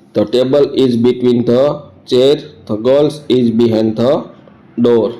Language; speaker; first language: English; non-native, local second language; Gujarati